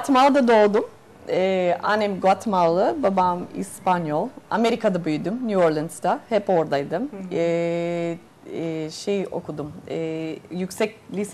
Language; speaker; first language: Turkish; non-native, fluent; Spanish